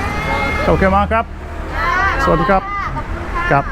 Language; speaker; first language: Thai; non-native, learner; English